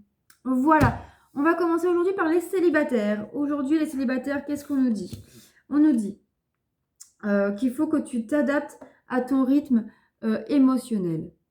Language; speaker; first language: French; native; French